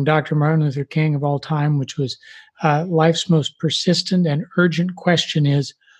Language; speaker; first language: English; native; English